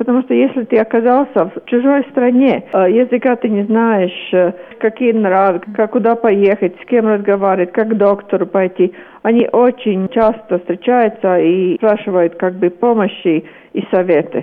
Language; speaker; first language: Russian; non-native, local second language; Latvian